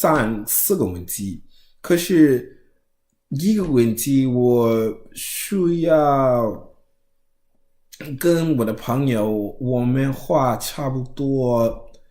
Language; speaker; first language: Chinese; non-native, learner; English